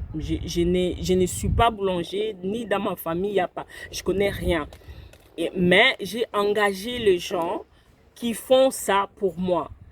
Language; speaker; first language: French; non-native, local second language; Lingala